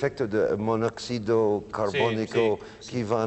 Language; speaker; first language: Spanish; non-native, learner; English